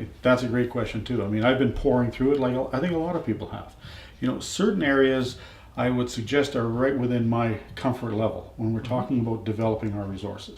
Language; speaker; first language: English; native; English